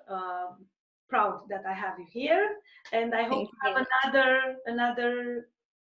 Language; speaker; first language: English; non-native, fluent; Romanian